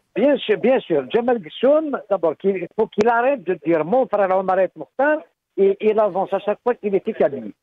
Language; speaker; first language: French; non-native, local second language; Kabyle